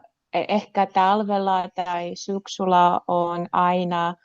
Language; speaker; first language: Finnish; non-native, learner; Russian